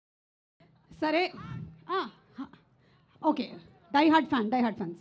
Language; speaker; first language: Telugu; native; Telugu